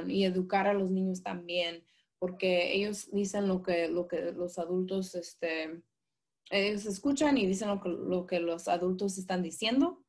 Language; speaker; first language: Spanish; early bilingual, heritage; Spanish